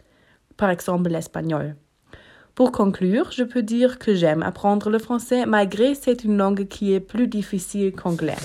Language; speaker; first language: French; non-native, learner; German